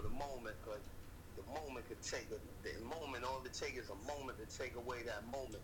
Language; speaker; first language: English; native; English